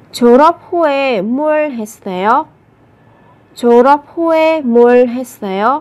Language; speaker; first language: Korean; non-native, fluent; Vietnamese